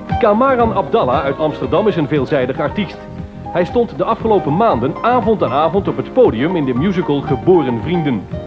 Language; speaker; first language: Dutch; native; Dutch